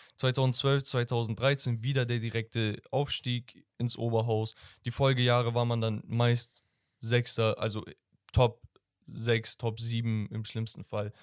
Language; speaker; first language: German; early bilingual, other home language; Turkish